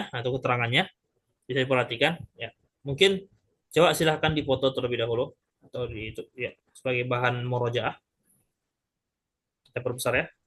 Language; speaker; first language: Indonesian; native; Indonesian